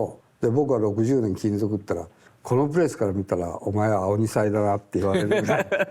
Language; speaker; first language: Japanese; native; Japanese